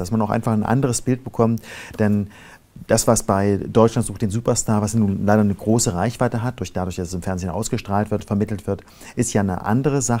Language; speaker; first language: German; native; German